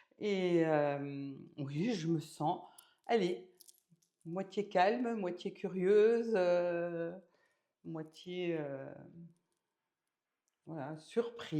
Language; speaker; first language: French; native; French